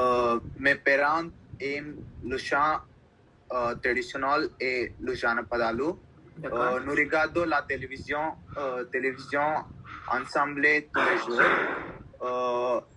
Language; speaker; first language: French; non-native, learner; Telugu